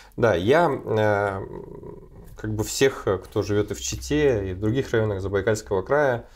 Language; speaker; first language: Russian; native; Russian